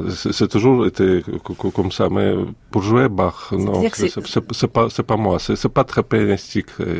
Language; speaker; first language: French; non-native, fluent; Russian